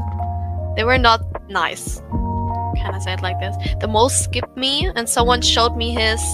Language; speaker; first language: English; non-native, learner; German